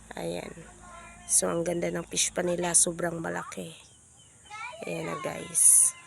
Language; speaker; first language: Filipino; non-native, local second language; Cebuano